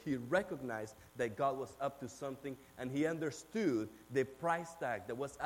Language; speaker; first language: English; non-native, fluent; Spanish